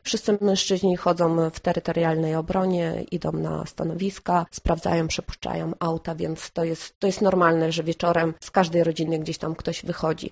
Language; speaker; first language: Polish; non-native, fluent; Ukrainian